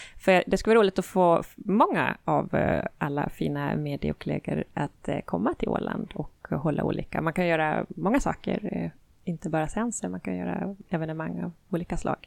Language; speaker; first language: Swedish; native; Swedish